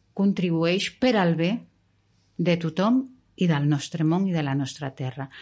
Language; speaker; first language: Catalan; non-native, local second language; Spanish